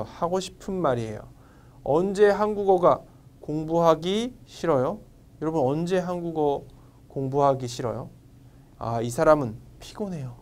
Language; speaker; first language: Korean; non-native, fluent; Vietnamese